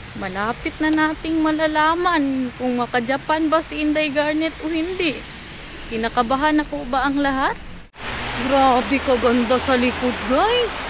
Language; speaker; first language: Filipino; non-native, local second language; Cebuano